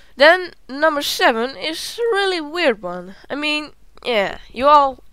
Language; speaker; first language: English; non-native, learner; Dutch